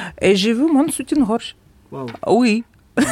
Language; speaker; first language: French; non-native, learner; Ukrainian